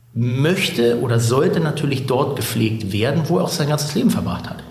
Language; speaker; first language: German; native; German